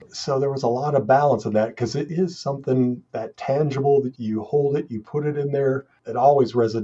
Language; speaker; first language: English; native; English